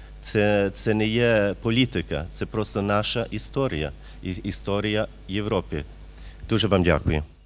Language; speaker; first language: Ukrainian; early bilingual, heritage; Ukrainian